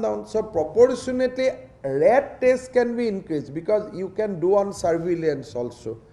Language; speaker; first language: English; non-native, local second language; Assamese